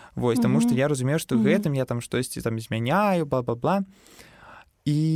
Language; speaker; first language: Belarusian; non-native, local second language; Russian